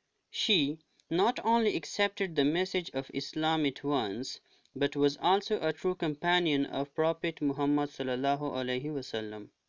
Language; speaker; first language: English; non-native, local second language; Urdu